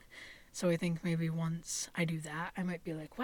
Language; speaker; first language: English; native; English